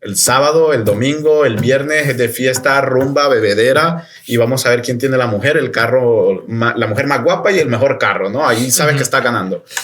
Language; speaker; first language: Spanish; native; Spanish